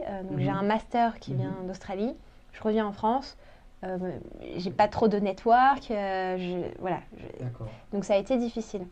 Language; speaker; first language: French; early bilingual, other home language; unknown